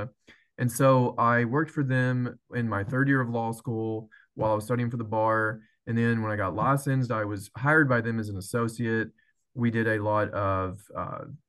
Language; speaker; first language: English; native; English